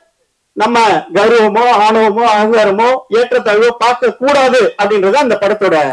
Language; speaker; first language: Tamil; native; Tamil